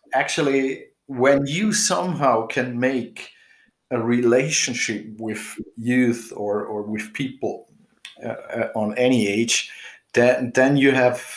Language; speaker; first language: English; non-native, fluent; German